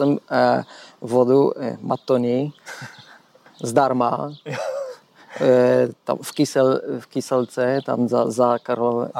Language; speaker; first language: Czech; non-native, learner; Polish